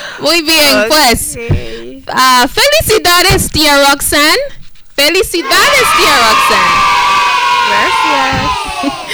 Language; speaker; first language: Spanish; non-native, fluent; English